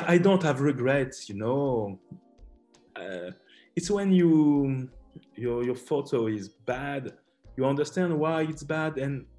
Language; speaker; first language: English; non-native, learner; French